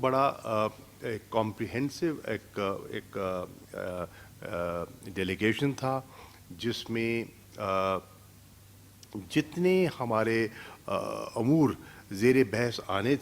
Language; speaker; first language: Urdu; native; Urdu